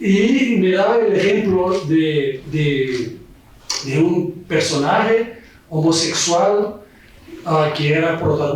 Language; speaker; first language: Spanish; non-native, fluent; Portuguese